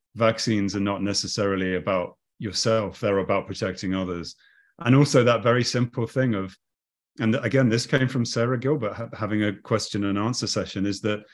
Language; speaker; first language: English; native; English